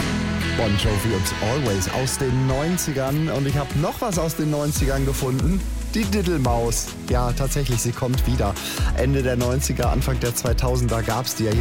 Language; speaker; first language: German; native; German